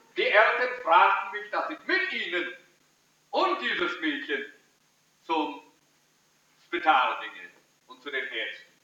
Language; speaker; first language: German; early bilingual, heritage; German